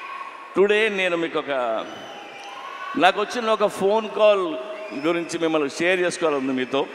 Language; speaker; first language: Telugu; native; Telugu